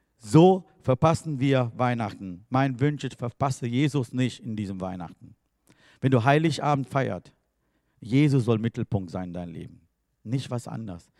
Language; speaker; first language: German; non-native, fluent; Tamil